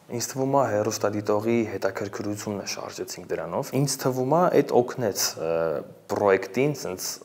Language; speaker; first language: Armenian; native; Armenian